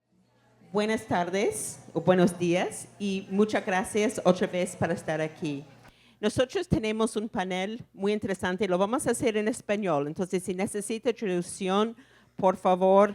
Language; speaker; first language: Spanish; non-native, fluent; English